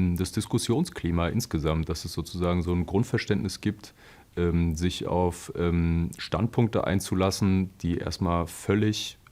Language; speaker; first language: German; native; German